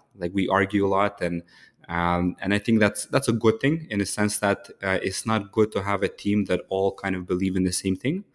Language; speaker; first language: English; early bilingual, other home language; Ukrainian